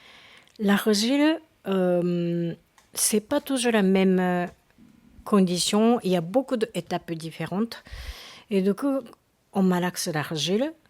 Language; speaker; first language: French; non-native, learner; Japanese